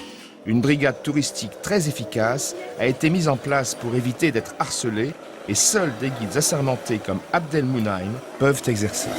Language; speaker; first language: French; native; French